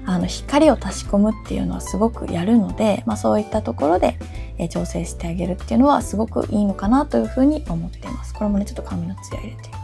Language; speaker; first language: Japanese; native; Japanese